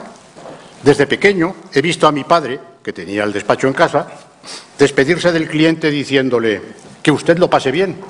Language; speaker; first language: Spanish; native; Spanish